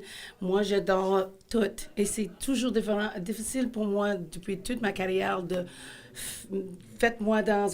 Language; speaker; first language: French; non-native, fluent; English